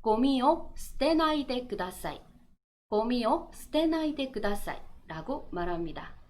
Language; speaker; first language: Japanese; non-native, fluent; Korean